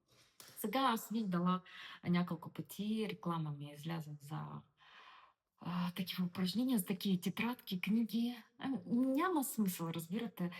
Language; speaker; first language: Bulgarian; non-native, learner; Russian